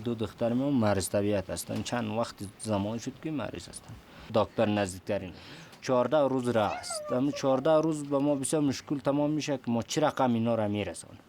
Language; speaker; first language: Persian; non-native, local second language; Kyrgyz